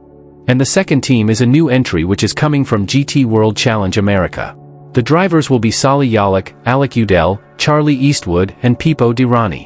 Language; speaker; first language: English; non-native, fluent; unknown